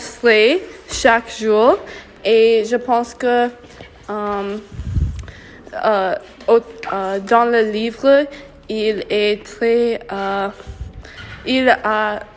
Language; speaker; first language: French; non-native, learner; English